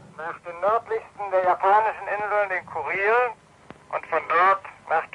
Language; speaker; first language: German; native; German